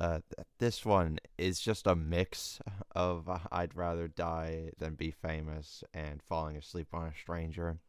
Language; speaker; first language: English; native; English